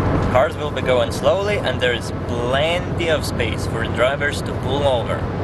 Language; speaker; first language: English; non-native, fluent; Ukrainian